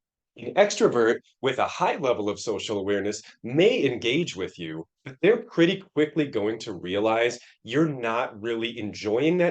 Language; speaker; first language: English; native; English